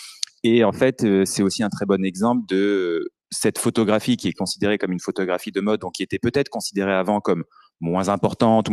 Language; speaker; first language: French; native; French